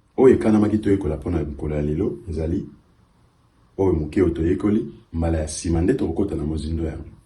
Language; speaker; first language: Lingala; early bilingual, heritage; Lingala